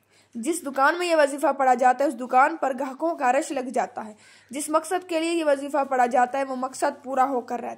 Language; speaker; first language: Urdu; native; Urdu